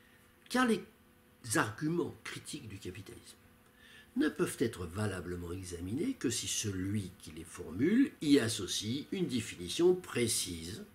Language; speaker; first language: French; native; French